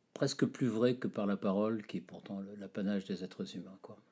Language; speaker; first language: French; native; French